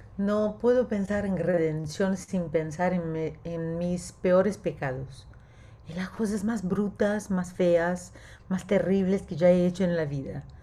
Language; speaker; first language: Spanish; non-native, fluent; Portuguese